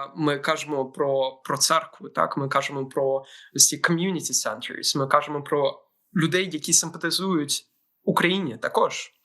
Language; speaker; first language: Ukrainian; native; Ukrainian